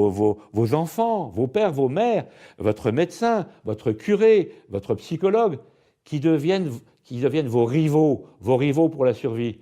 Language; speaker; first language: French; native; French